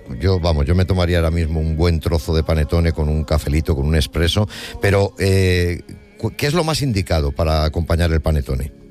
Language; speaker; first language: Spanish; native; Spanish